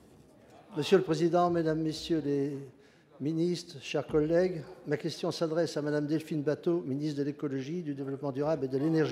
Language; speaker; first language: French; native; French